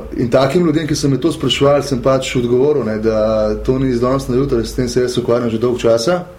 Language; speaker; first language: Slovenian; native; Slovenian